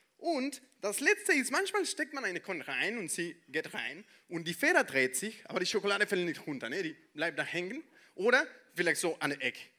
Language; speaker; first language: German; non-native, fluent; Spanish